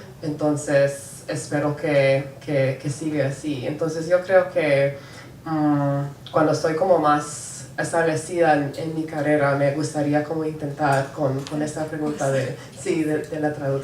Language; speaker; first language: Spanish; non-native, local second language; English